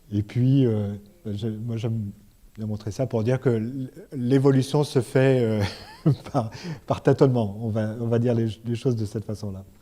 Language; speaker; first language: French; native; French